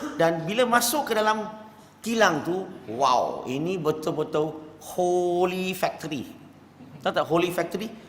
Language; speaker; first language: Malay; non-native, local second language; Chinese